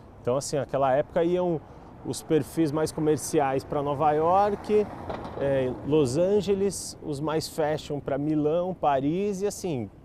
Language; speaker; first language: Portuguese; native; Portuguese